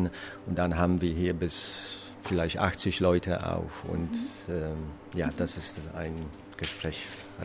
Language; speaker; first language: German; non-native, fluent; Polish